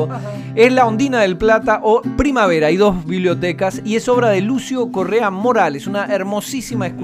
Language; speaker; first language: Spanish; native; Spanish